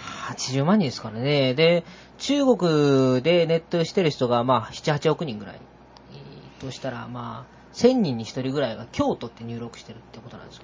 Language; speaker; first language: Japanese; native; Japanese